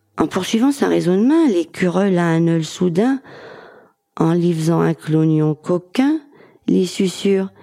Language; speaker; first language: French; native; French